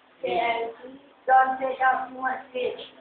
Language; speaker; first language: English; non-native, learner; Indonesian